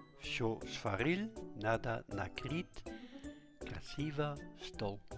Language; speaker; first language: Russian; non-native, learner; Dutch